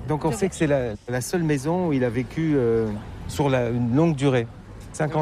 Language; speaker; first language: French; native; French